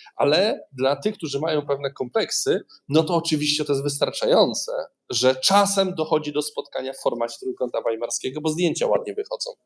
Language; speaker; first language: Polish; native; Polish